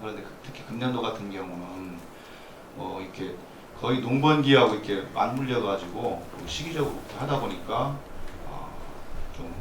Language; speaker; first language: Korean; native; Korean